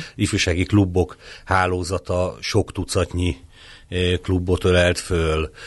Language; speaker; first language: Hungarian; native; Hungarian